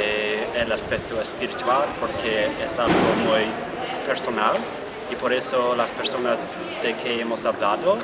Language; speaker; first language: Spanish; non-native, fluent; English